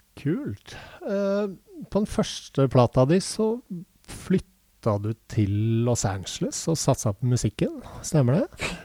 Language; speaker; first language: Norwegian; native; Norwegian